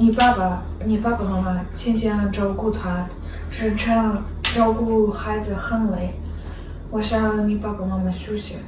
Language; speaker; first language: Chinese; non-native, learner; Ukrainian